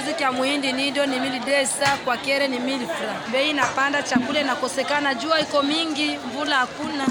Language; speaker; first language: Swahili; non-native, local second language; Rundi